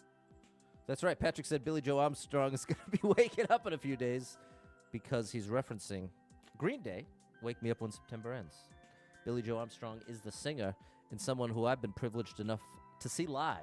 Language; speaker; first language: English; native; English